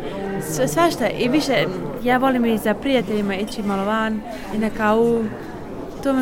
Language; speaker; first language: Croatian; early bilingual, heritage; Bosnian